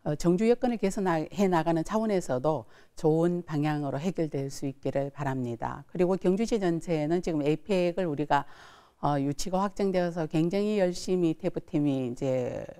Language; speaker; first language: Korean; native; Korean